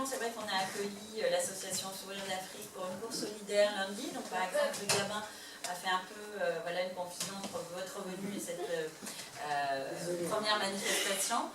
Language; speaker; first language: French; native; French